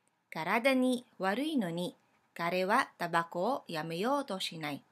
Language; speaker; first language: Japanese; non-native, fluent; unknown